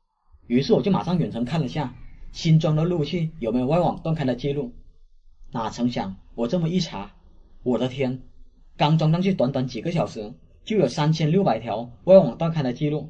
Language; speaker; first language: Chinese; native; Chinese